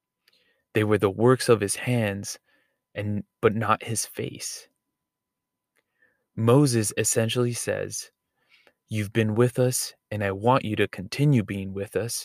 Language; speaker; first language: English; native; English